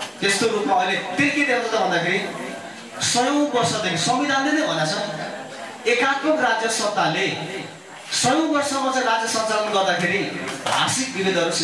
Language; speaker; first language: Nepali; non-native, local second language; Limbu